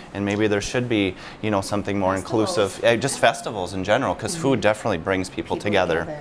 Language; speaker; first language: English; native; English